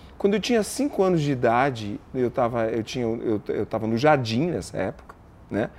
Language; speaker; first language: Portuguese; native; Portuguese